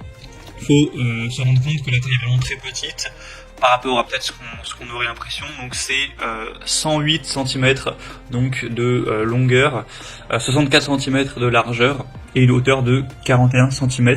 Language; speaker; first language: French; native; French